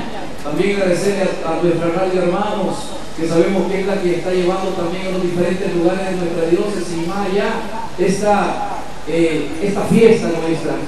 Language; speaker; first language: Spanish; native; Spanish